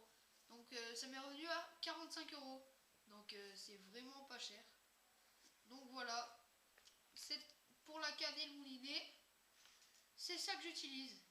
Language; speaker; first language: French; native; French